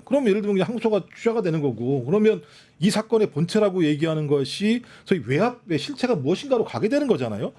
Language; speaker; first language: Korean; native; Korean